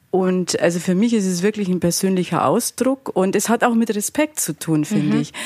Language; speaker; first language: German; native; German